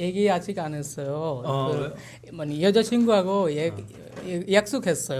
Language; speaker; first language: Korean; non-native, learner; Bangla